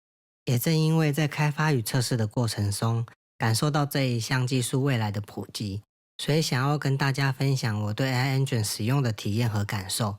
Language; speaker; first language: Chinese; native; Chinese